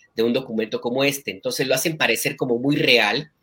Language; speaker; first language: Spanish; native; Spanish